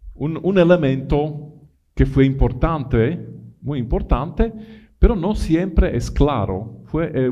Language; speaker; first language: Spanish; non-native, fluent; Italian